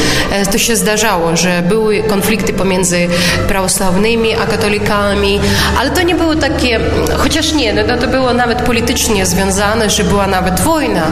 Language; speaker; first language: Polish; non-native, local second language; Ukrainian